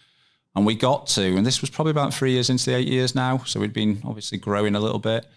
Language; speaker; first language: English; native; English